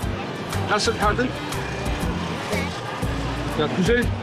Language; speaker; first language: Turkish; non-native, fluent; Korean